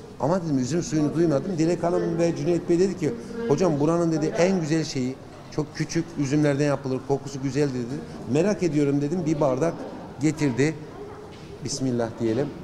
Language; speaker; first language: Turkish; native; Turkish